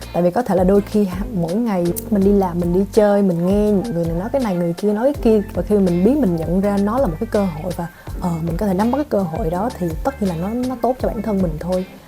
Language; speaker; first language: Vietnamese; native; Vietnamese